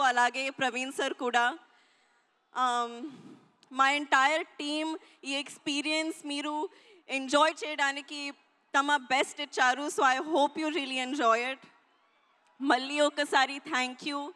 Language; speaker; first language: Telugu; non-native, learner; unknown